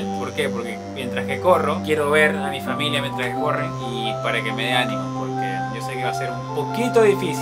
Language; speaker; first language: Spanish; native; Spanish